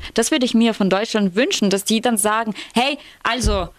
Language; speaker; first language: German; non-native, fluent; Ukrainian